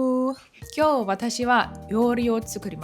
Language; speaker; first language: Japanese; non-native, learner; German